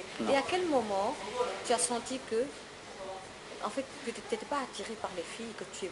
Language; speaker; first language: French; non-native, local second language; Wolof